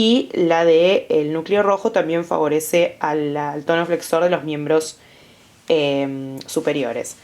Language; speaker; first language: Spanish; native; Spanish